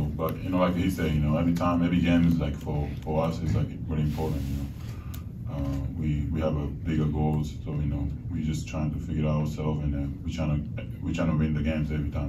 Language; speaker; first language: English; non-native, fluent; Japanese